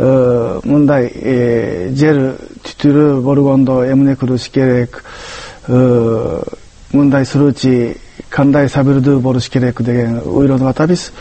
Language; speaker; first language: Kyrgyz; non-native, learner; Japanese